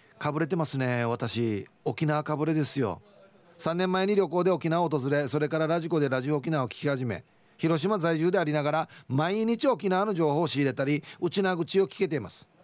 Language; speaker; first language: Japanese; native; Japanese